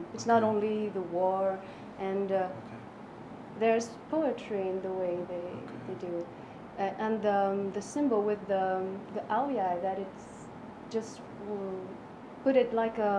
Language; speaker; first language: English; non-native, fluent; French